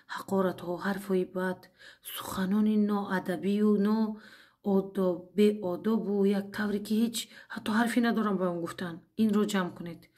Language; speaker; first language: Tajik; non-native, fluent; Uzbek